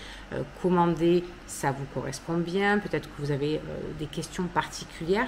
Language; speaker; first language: French; native; French